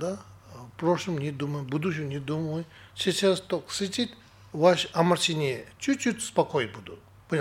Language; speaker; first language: Russian; non-native, learner; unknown